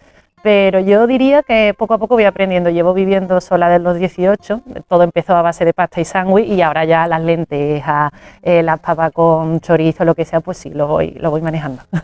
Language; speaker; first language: Spanish; native; Spanish